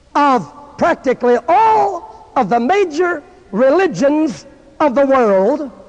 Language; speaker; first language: English; native; English